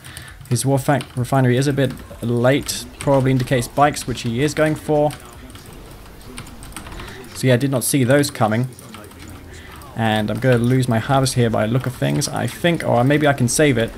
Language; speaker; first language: English; native; English